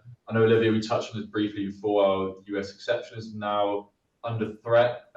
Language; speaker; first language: English; native; English